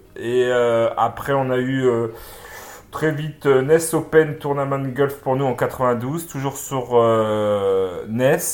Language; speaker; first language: French; native; French